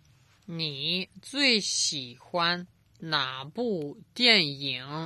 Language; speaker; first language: Chinese; non-native, learner; Serbian